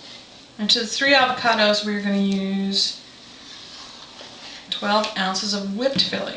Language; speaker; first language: English; native; English